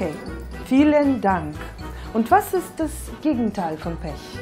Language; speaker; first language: German; non-native, fluent; Russian